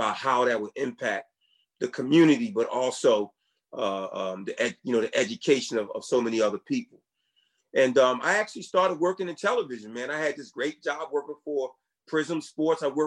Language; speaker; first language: English; native; English